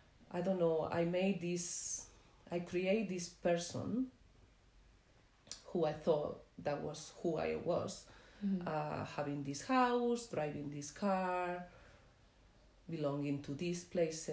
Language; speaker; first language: English; non-native, fluent; Spanish